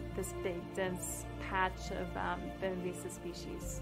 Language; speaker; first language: English; native; English